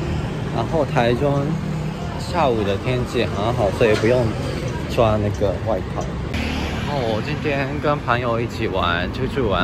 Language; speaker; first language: Chinese; non-native, fluent; Japanese